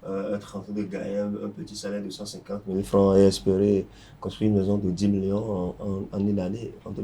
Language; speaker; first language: French; non-native, local second language; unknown